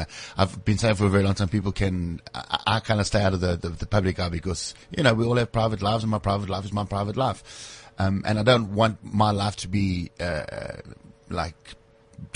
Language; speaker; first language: English; native; English